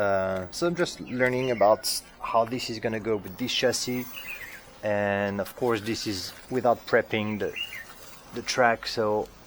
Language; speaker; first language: English; non-native, fluent; French